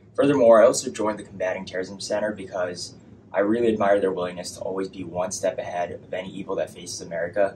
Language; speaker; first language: English; native; English